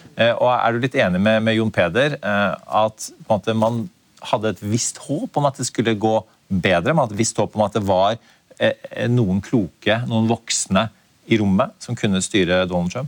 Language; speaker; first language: Norwegian; native; Norwegian